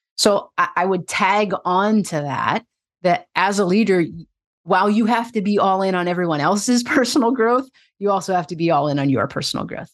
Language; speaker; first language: English; native; English